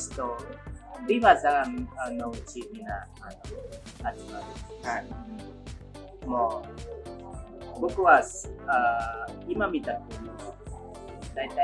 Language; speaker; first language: Japanese; non-native, fluent; Indonesian